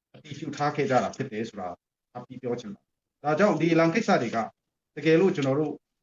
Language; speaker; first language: Burmese; non-native, local second language; Hakha Chin